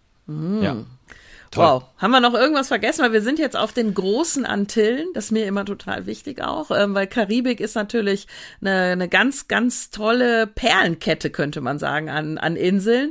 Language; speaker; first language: German; native; German